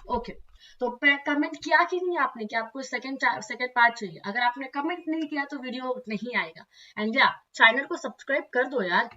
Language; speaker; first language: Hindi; non-native, local second language; Marathi